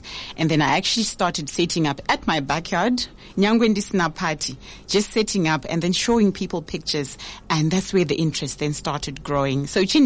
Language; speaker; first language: English; non-native, local second language; Shona